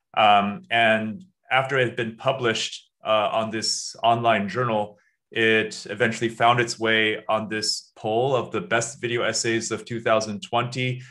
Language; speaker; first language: English; native; English